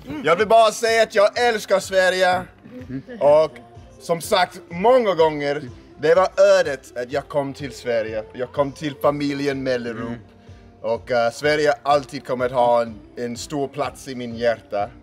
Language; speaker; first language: Swedish; non-native, fluent; English